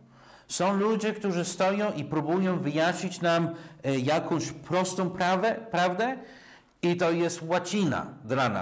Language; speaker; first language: Polish; non-native, fluent; English